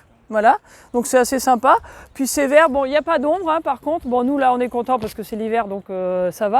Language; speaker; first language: French; native; French